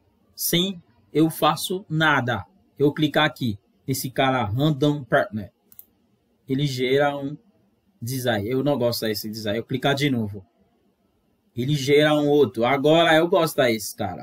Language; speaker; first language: Portuguese; non-native, fluent; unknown